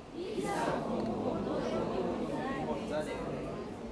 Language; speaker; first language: Italian; non-native, learner; Chinese